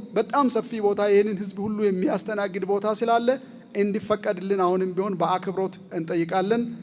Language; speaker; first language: Amharic; native; Amharic